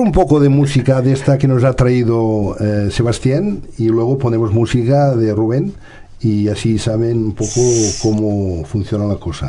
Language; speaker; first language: Spanish; non-native, local second language; Catalan